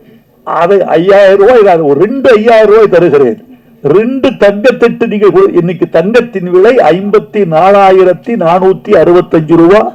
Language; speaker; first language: Tamil; native; Tamil